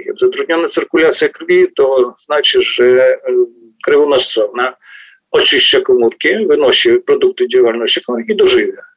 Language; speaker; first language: Polish; non-native, fluent; Ukrainian